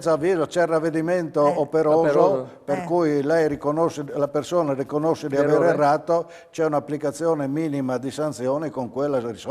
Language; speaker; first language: Italian; native; Italian